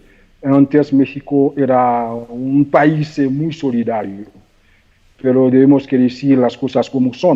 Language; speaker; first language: Spanish; non-native, fluent; Haitian Creole